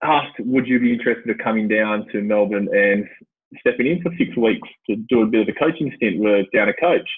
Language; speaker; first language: English; native; English